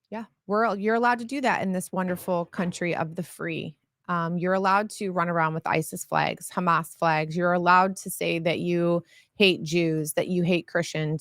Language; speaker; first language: English; native; English